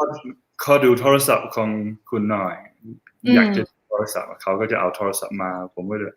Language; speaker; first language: Thai; non-native, fluent; English